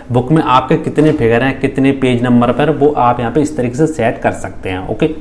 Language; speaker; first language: Hindi; native; Hindi